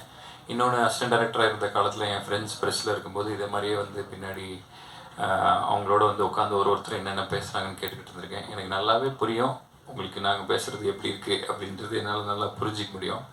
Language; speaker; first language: Tamil; native; Tamil